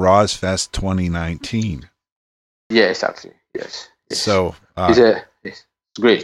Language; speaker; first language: English; non-native, learner; Italian